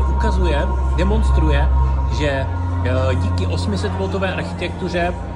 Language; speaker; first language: Czech; native; Czech